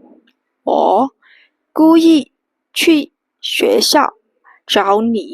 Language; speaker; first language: Chinese; non-native, fluent; Burmese